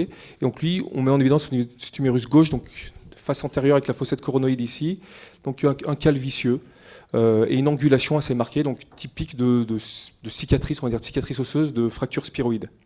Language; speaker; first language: French; native; French